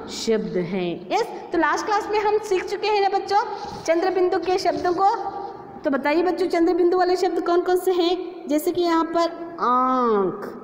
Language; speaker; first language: Hindi; non-native, local second language; Kannada